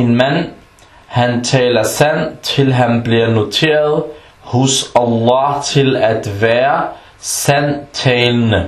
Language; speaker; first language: Danish; early bilingual, other home language; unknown